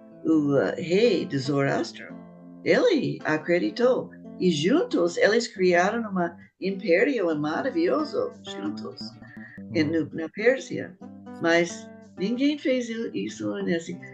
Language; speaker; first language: Portuguese; non-native, fluent; English